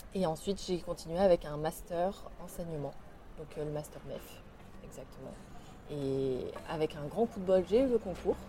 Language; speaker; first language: French; native; French